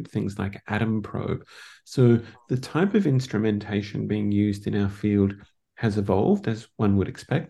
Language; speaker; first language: English; native; English